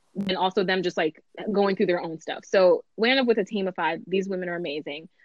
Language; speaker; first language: English; native; English